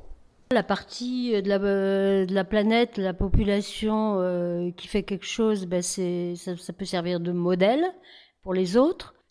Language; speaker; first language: French; native; French